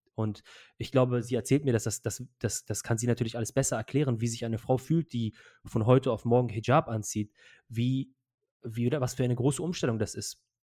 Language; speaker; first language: German; early bilingual, other home language; Arabic